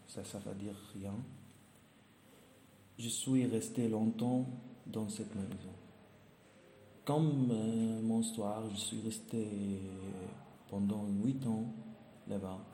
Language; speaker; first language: French; non-native, learner; Arabic